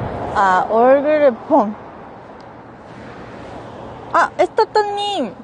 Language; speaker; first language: Korean; non-native, learner; Japanese